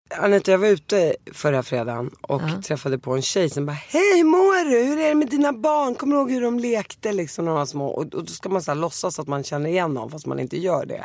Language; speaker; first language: Swedish; early bilingual, other home language; Arabic